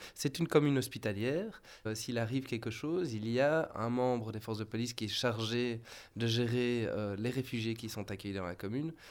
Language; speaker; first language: French; native; French